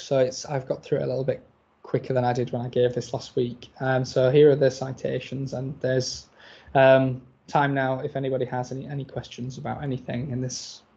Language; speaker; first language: English; native; English